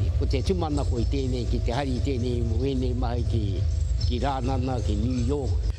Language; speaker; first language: Māori; native; Māori